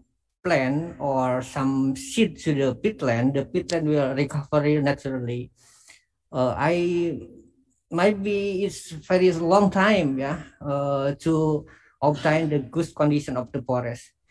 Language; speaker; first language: English; non-native, learner; Indonesian